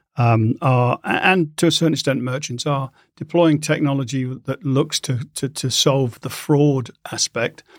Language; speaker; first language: English; native; English